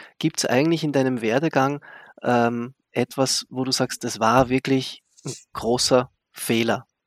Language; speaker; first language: German; native; German